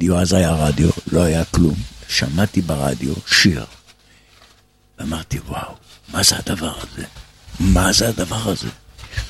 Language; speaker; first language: Hebrew; native; Hebrew